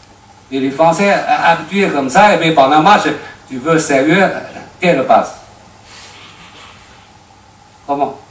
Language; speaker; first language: French; non-native, learner; Chinese